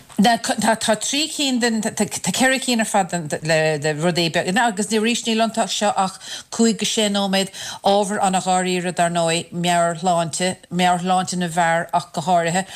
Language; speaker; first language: Irish; non-native, local second language; English